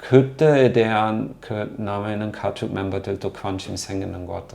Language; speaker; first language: Korean; non-native, learner; German